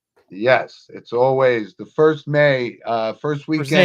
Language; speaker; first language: English; native; English